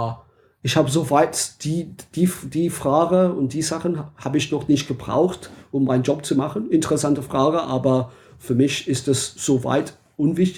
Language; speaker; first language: German; non-native, fluent; English